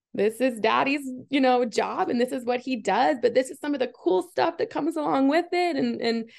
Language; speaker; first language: English; native; English